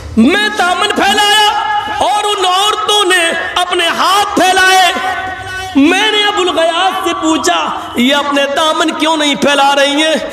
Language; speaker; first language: Urdu; native; Urdu